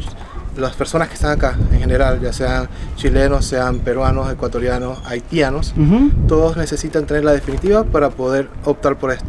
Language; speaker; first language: Spanish; native; Spanish